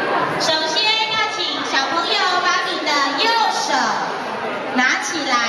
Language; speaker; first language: Chinese; native; Chinese